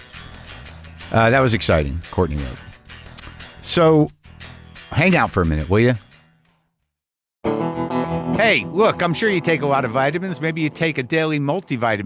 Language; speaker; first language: English; native; English